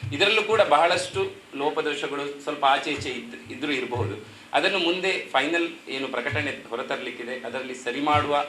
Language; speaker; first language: Kannada; native; Kannada